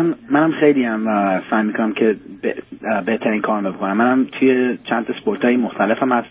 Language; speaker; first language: Persian; early bilingual, heritage; Persian